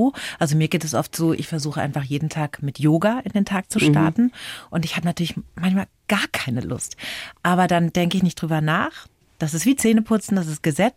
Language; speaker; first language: German; native; German